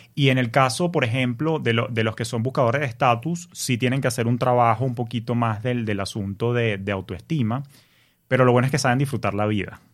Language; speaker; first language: Spanish; native; Spanish